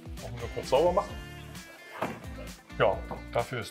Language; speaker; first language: German; native; German